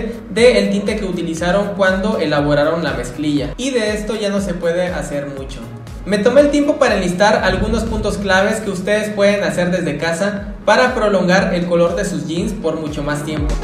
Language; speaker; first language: Spanish; native; Spanish